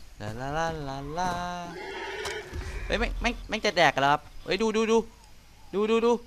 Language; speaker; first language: Thai; native; Thai